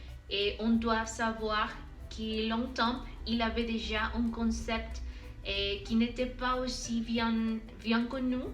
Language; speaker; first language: French; non-native, learner; Spanish